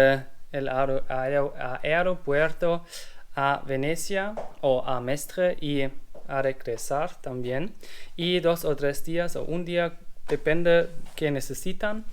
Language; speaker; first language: Spanish; non-native, learner; German